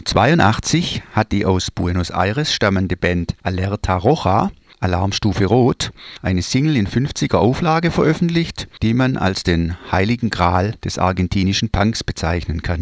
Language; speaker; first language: German; native; German